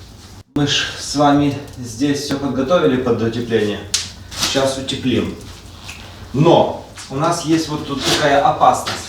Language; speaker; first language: Russian; native; Russian